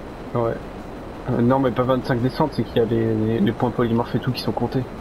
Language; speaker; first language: French; native; French